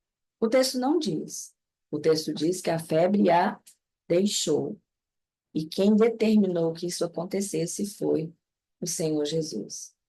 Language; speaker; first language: Portuguese; native; Portuguese